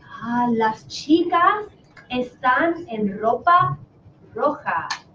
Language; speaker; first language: Spanish; non-native, fluent; English